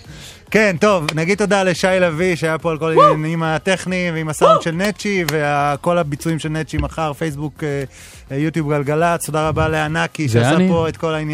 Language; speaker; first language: Hebrew; native; Hebrew